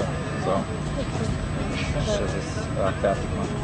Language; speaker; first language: German; non-native, learner; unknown